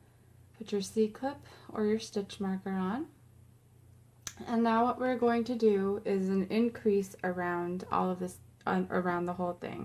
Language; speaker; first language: English; native; English